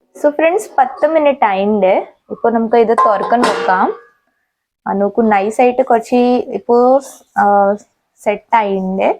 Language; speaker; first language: Malayalam; non-native, fluent; Hindi